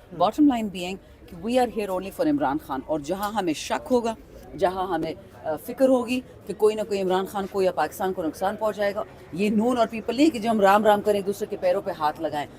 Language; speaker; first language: Urdu; non-native, local second language; Pashto